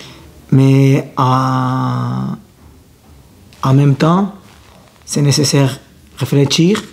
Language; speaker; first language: French; non-native, learner; Portuguese